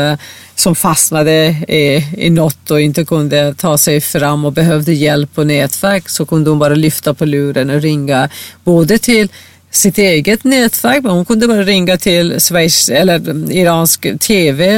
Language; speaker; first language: Swedish; non-native, fluent; Persian